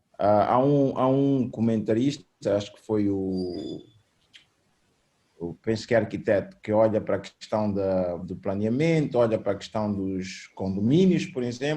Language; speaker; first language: Portuguese; native; Portuguese